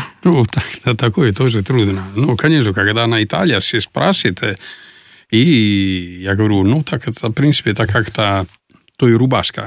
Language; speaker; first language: Russian; non-native, learner; Italian